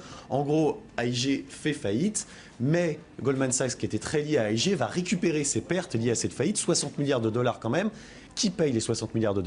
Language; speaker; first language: French; native; French